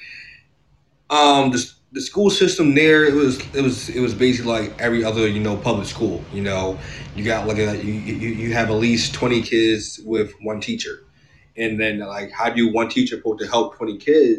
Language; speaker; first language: English; native; English